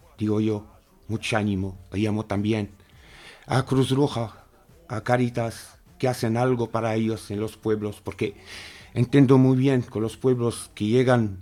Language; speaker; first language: Spanish; non-native, fluent; Arabic